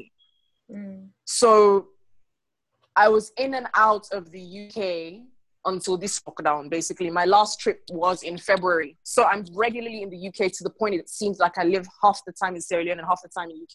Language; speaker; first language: English; non-native, local second language; Krio